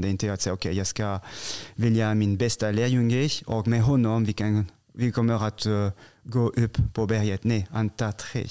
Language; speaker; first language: Swedish; non-native, fluent; French